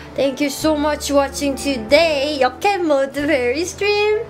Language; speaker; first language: English; non-native, learner; Korean